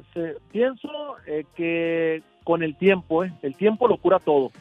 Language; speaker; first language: Spanish; native; Spanish